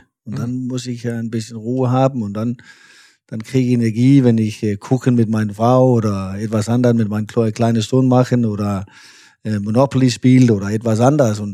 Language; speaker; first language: German; non-native, fluent; Danish